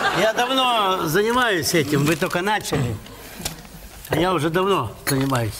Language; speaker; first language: Russian; native; Russian